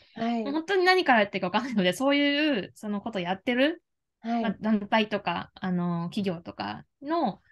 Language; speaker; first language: Japanese; native; Japanese